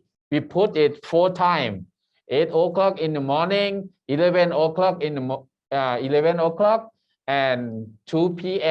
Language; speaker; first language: English; non-native, learner; Thai